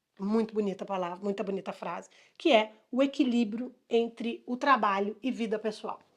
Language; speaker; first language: Portuguese; native; Portuguese